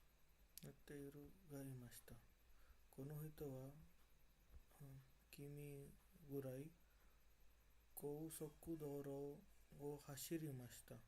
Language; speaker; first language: Japanese; non-native, learner; Marathi